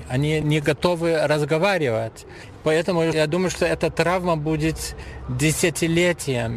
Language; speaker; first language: Russian; non-native, fluent; German